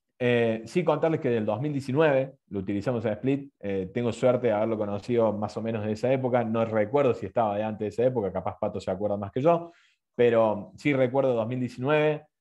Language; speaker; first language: Spanish; native; Spanish